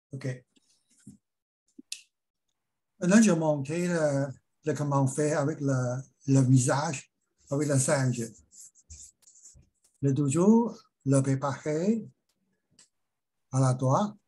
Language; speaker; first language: French; non-native, learner; Chinese